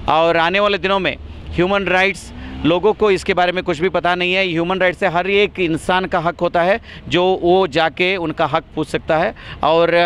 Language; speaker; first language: Hindi; non-native, local second language; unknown